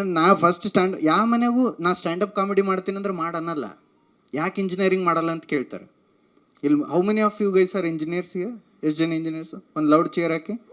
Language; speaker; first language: Kannada; native; Kannada